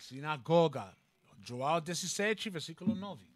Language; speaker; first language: Portuguese; non-native, learner; Spanish